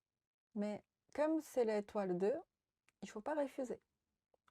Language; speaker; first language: French; non-native, fluent; Japanese